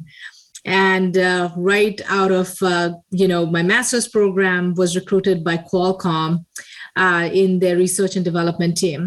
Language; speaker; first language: English; non-native, local second language; Hindi